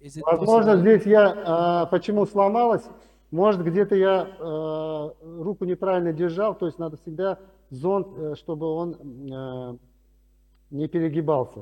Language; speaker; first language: Russian; non-native, local second language; Uzbek